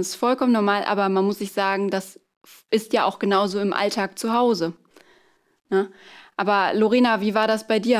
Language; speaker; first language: German; native; German